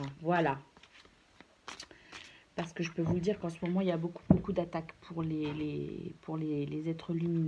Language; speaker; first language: French; native; French